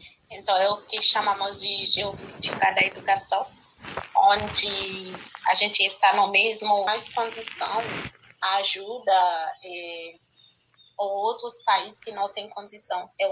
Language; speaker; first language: Portuguese; non-native, fluent; Haitian Creole